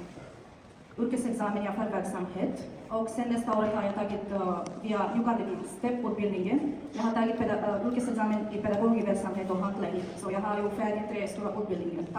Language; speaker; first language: Swedish; non-native, fluent; Bulgarian